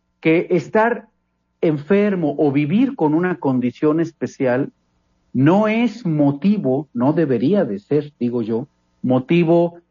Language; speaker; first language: Spanish; native; Spanish